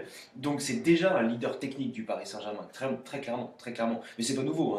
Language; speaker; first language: French; native; French